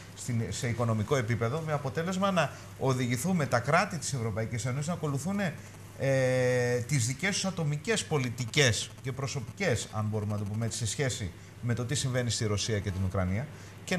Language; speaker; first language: Greek; native; Greek